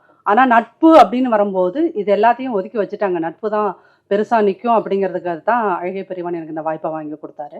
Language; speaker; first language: Tamil; native; Tamil